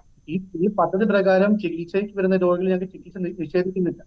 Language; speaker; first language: Malayalam; native; Malayalam